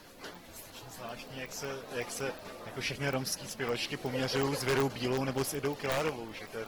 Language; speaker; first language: Czech; native; Czech